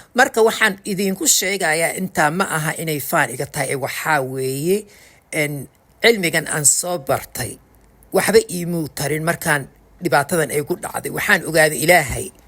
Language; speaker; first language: Somali; early bilingual, heritage; Somali